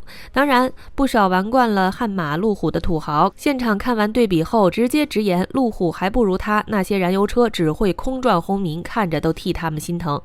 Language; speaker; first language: Chinese; native; Chinese